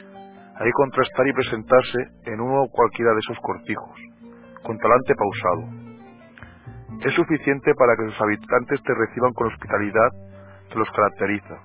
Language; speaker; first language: Spanish; native; Spanish